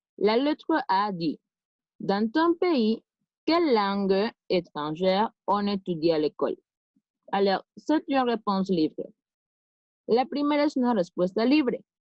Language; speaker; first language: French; non-native, fluent; Spanish